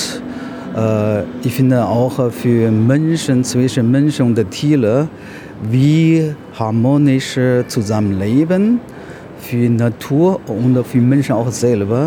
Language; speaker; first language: German; non-native, learner; Chinese